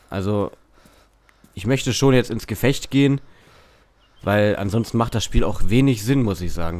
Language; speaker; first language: German; native; German